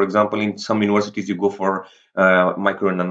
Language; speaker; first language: English; non-native, local second language; Rajasthani